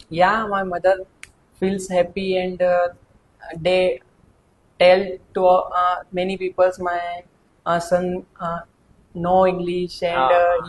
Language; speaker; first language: English; non-native, learner; Hindi